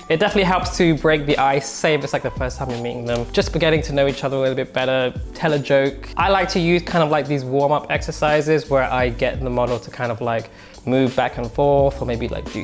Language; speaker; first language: English; native; English